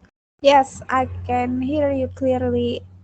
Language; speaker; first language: English; non-native, learner; Indonesian